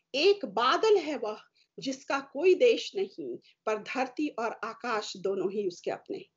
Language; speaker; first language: Hindi; native; Hindi